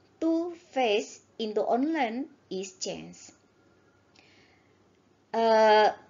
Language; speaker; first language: English; non-native, learner; Indonesian